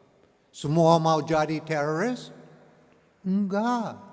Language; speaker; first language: Indonesian; non-native, learner; English